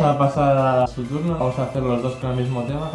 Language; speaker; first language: Spanish; native; Spanish